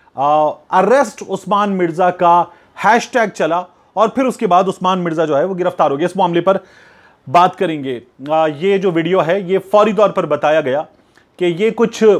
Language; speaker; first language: Urdu; native; Urdu